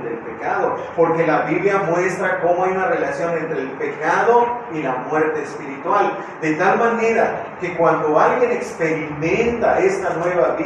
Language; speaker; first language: Spanish; native; Spanish